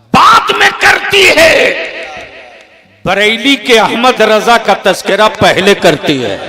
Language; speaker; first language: Hindi; native; Hindi